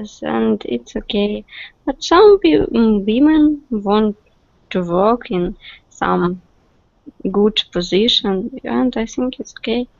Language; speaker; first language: English; non-native, learner; Russian